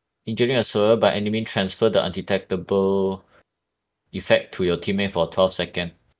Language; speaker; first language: English; non-native, local second language; Chinese